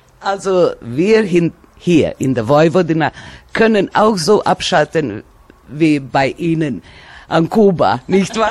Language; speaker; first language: German; non-native, fluent; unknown